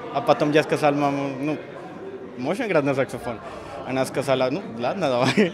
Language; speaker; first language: Russian; non-native, learner; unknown